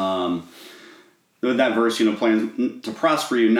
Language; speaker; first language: English; native; English